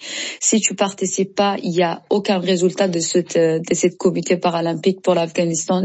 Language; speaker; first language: French; non-native, learner; Persian